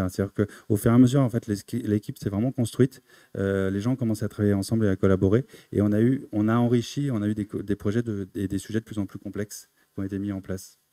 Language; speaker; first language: French; native; French